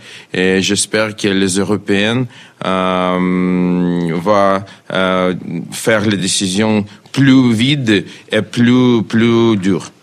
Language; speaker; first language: French; non-native, learner; Ukrainian